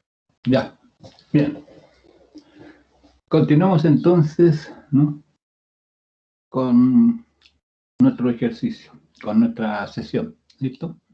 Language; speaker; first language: Spanish; native; Spanish